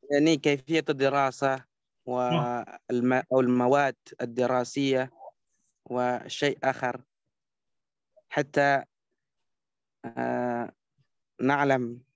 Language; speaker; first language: Arabic; non-native, learner; Indonesian